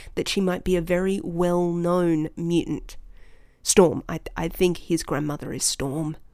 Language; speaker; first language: English; native; English